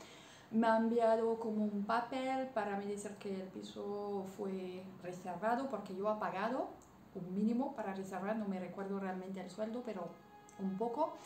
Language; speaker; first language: Spanish; non-native, learner; French